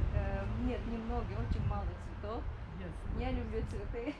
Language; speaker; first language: Russian; non-native, learner; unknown